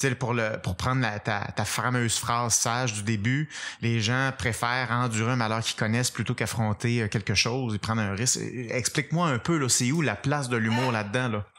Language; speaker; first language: French; native; French